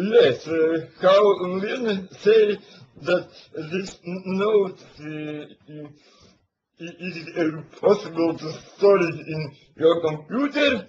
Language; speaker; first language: English; non-native, learner; Latvian